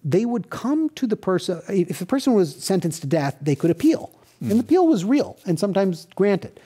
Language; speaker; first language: English; native; English